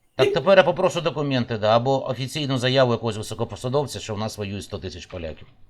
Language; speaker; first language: Ukrainian; native; Ukrainian